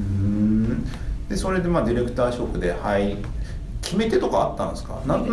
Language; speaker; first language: Japanese; native; Japanese